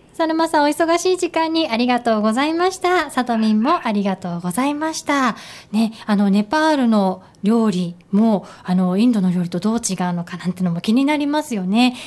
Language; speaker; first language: Japanese; native; Japanese